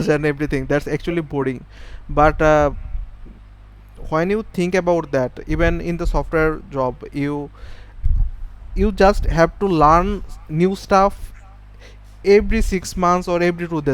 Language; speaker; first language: English; non-native, fluent; Bangla